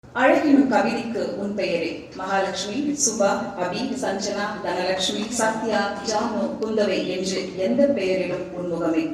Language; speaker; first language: Tamil; native; Tamil